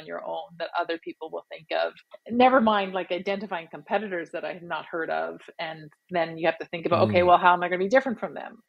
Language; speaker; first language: English; native; English